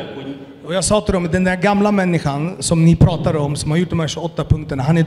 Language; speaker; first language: Swedish; early bilingual, other home language; Amharic